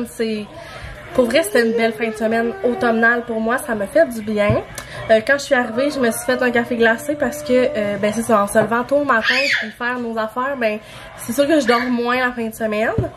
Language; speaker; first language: French; native; French